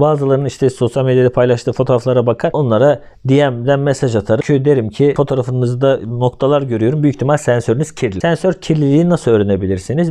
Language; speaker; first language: Turkish; native; Turkish